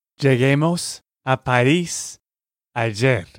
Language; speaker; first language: Spanish; non-native, learner; English